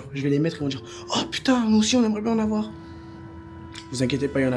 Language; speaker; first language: French; native; French